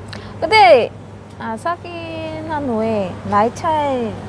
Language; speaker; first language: Korean; non-native, learner; Vietnamese